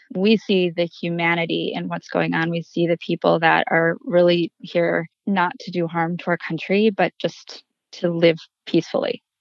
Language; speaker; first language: English; native; English